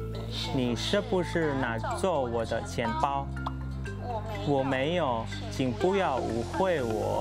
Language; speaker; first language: Chinese; non-native, learner; Indonesian